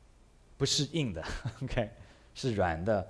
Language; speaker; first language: Chinese; early bilingual, heritage; English